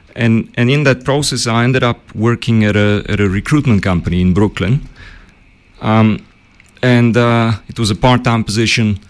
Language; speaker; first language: English; early bilingual, other home language; Bulgarian